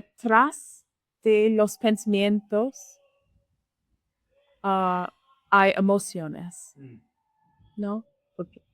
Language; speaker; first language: Spanish; non-native, learner; English